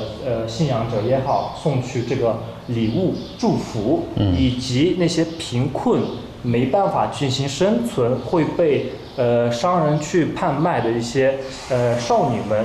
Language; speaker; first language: Chinese; native; Chinese